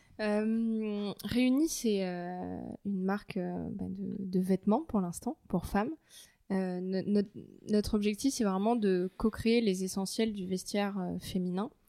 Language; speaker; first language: French; native; French